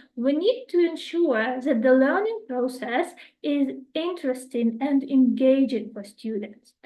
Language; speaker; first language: English; non-native, fluent; Ukrainian